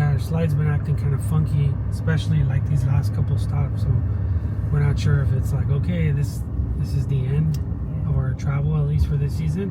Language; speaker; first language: English; native; English